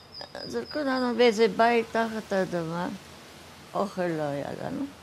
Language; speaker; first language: Hebrew; early bilingual, other home language; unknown